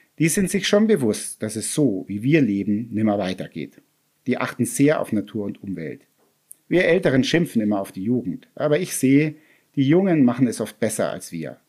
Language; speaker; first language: German; native; German